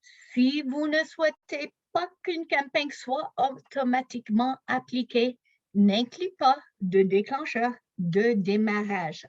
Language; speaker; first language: French; non-native, local second language; English